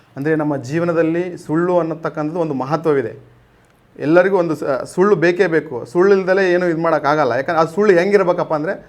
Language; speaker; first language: Kannada; native; Kannada